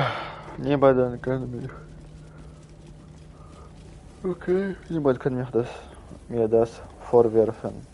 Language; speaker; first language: German; non-native, learner; Russian